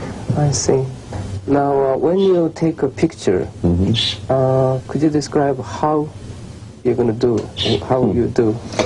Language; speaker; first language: English; non-native, learner; Japanese